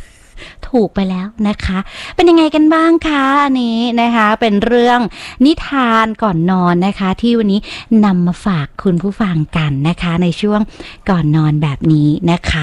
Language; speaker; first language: Thai; native; Thai